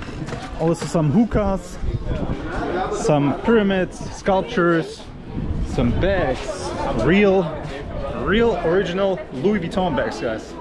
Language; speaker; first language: English; non-native, fluent; Turkish